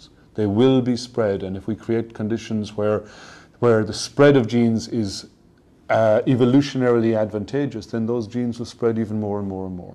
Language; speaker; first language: English; native; English